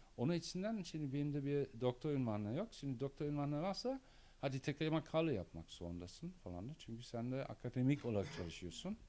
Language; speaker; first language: Turkish; non-native, learner; German